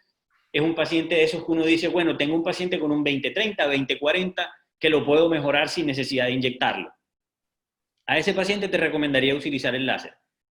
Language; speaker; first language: Spanish; native; Spanish